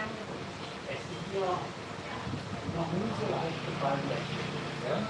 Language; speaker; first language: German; non-native, learner; Thai